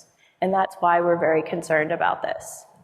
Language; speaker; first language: English; native; English